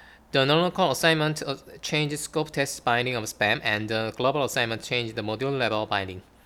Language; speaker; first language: English; non-native, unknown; Korean